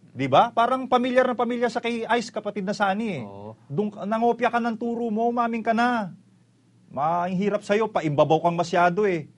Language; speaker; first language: Filipino; native; Filipino